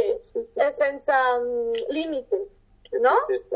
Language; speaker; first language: Italian; non-native, fluent; Catalan